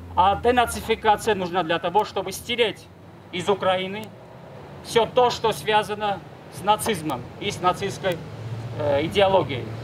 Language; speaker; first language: Russian; non-native, local second language; Armenian